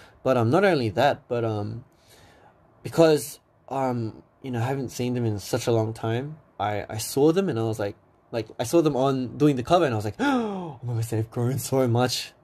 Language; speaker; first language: English; native; English